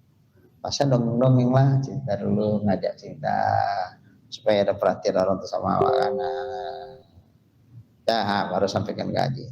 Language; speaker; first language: Indonesian; native; Indonesian